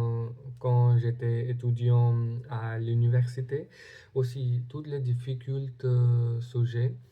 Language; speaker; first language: French; non-native, learner; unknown